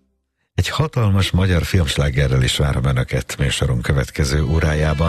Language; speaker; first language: Hungarian; native; Hungarian